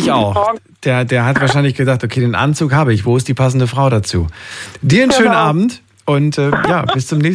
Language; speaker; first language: German; native; German